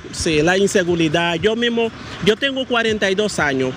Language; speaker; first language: Spanish; non-native, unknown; Haitian Creole